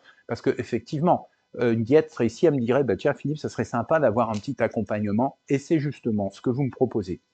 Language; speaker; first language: French; native; French